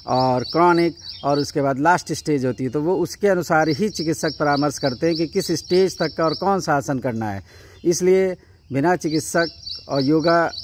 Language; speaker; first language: Hindi; native; Hindi